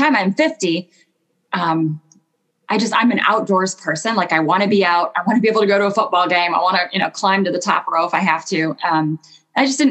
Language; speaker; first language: English; native; English